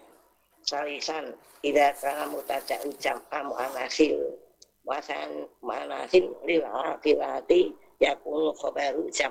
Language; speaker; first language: Arabic; non-native, learner; Indonesian